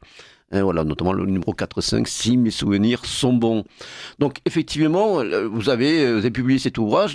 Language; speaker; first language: French; native; French